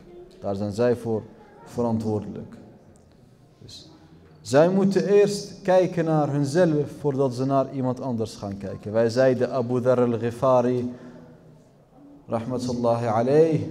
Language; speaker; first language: Dutch; early bilingual, other home language; Arabic